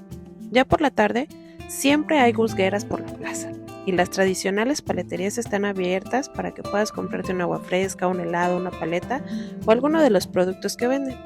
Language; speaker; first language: Spanish; native; Spanish